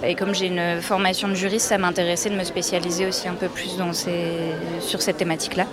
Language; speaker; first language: French; native; French